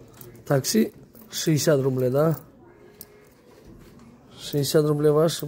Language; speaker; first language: Russian; non-native, learner; Tajik